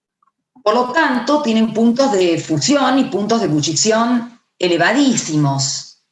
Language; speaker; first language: Spanish; native; Spanish